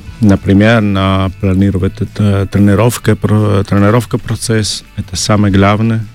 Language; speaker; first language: Russian; non-native, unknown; Italian